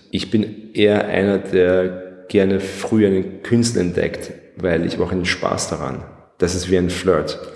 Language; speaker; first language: German; early bilingual, other home language; Persian